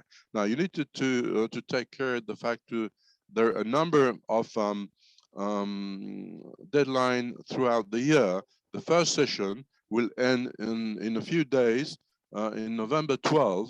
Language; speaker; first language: English; non-native, fluent; French